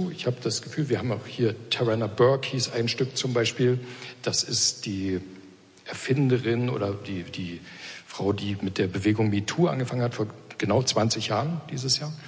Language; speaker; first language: German; native; German